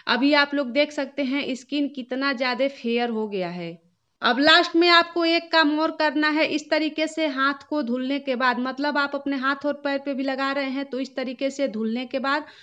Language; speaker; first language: Hindi; native; Hindi